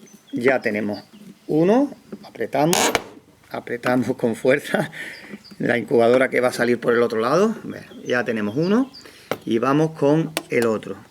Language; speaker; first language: Spanish; native; Spanish